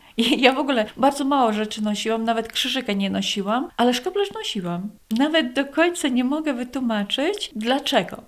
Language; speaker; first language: Polish; non-native, fluent; Latvian